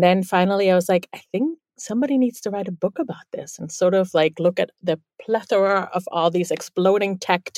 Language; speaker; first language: English; non-native, fluent; German